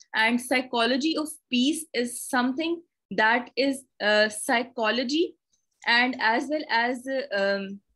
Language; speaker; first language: English; non-native, local second language; Urdu